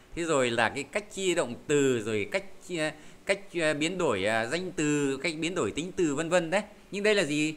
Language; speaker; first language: Vietnamese; native; Vietnamese